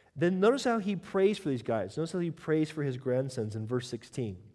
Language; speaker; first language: English; native; English